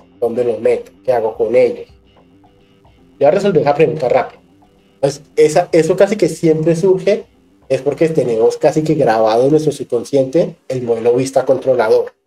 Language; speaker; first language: Spanish; native; Spanish